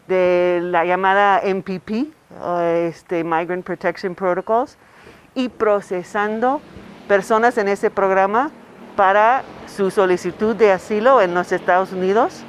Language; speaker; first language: Spanish; non-native, fluent; English